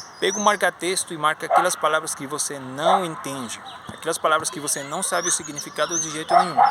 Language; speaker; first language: Portuguese; non-native, fluent; Spanish